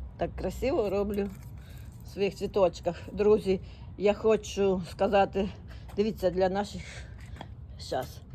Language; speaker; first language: Ukrainian; native; Ukrainian